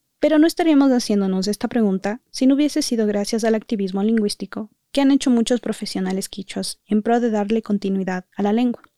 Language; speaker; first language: Spanish; native; Spanish